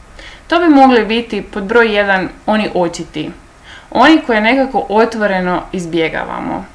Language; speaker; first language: Croatian; native; Croatian